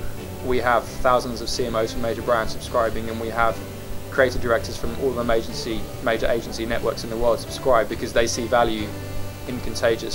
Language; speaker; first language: English; native; English